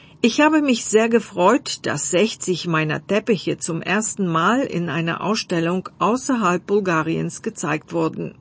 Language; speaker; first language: German; non-native, fluent; Bulgarian